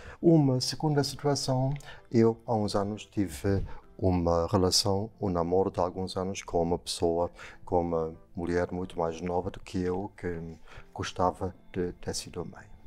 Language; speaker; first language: Portuguese; non-native, fluent; German